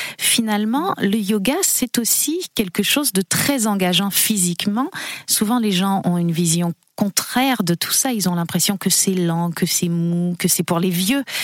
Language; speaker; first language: French; native; French